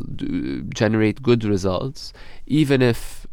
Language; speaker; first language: English; non-native, fluent; Arabic